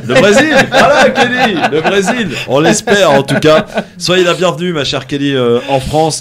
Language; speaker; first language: French; native; French